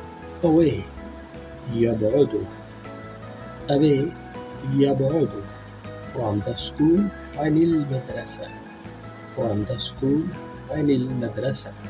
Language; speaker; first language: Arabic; non-native, fluent; Urdu